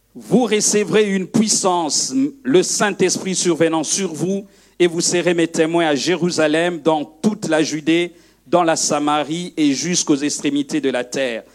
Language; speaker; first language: French; non-native, local second language; Lingala